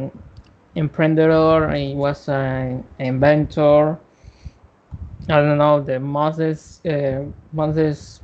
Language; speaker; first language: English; non-native, learner; Spanish